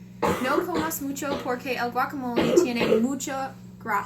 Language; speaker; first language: Spanish; non-native, learner; English